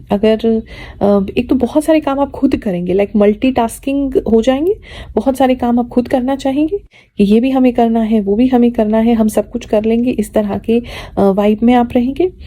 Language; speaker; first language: Hindi; native; Hindi